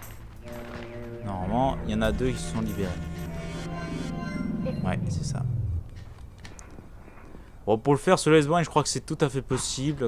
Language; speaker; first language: French; native; French